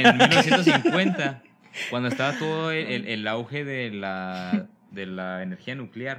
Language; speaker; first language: Spanish; native; Spanish